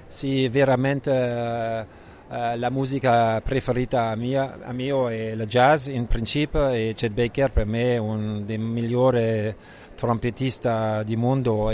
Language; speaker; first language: Italian; non-native, learner; German